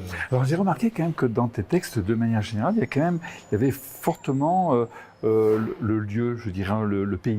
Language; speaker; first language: French; native; French